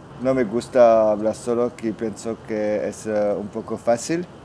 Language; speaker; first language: Spanish; non-native, learner; French